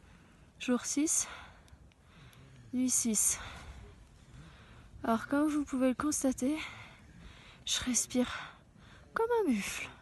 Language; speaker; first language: French; native; French